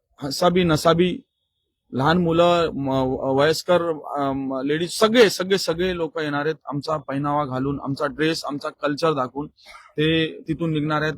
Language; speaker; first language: Marathi; non-native, local second language; Lambadi